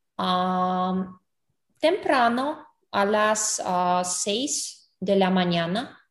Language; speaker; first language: Spanish; non-native, learner; English